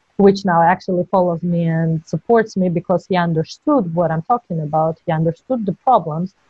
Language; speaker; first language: English; non-native, fluent; Georgian